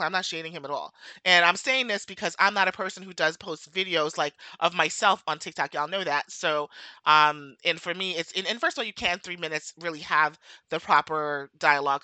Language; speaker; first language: English; native; English